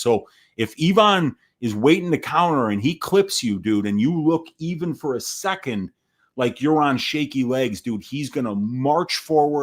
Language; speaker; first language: English; native; English